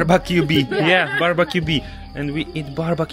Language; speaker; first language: English; non-native, learner; Polish